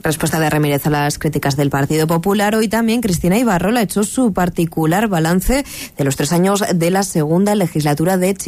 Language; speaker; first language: Spanish; native; Spanish